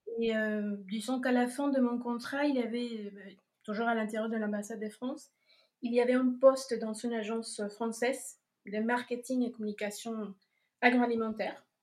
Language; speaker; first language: French; non-native, fluent; Spanish